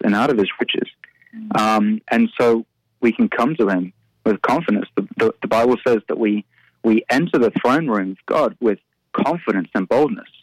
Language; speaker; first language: English; native; English